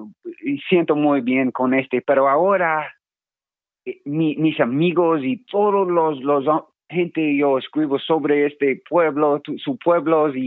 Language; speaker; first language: Spanish; non-native, learner; English